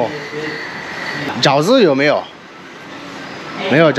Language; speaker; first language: Chinese; non-native, learner; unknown